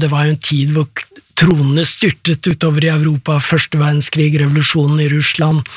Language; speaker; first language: Norwegian; native; Norwegian